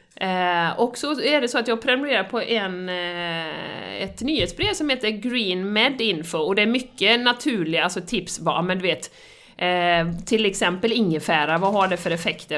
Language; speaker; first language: Swedish; native; Swedish